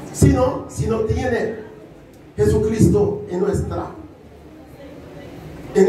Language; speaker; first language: Spanish; non-native, learner; Haitian Creole